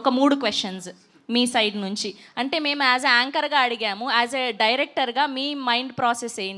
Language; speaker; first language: Telugu; native; Telugu